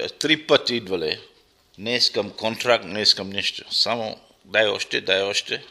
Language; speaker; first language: Bulgarian; non-native, local second language; Arabic